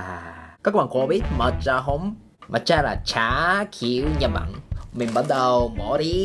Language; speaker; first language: Vietnamese; non-native, learner; Japanese